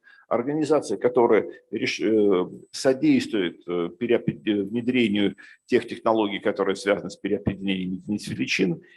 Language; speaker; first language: Russian; native; Russian